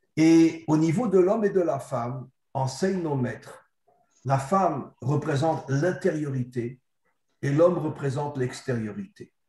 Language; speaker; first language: French; native; French